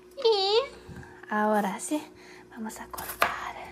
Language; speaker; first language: Spanish; non-native, learner; Japanese